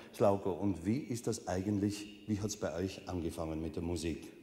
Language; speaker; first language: German; native; German